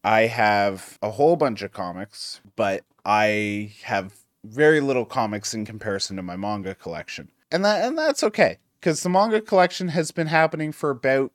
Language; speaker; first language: English; native; English